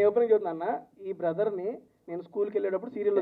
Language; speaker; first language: Telugu; native; Telugu